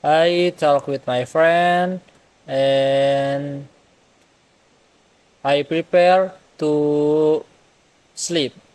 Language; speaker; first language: English; non-native, learner; Indonesian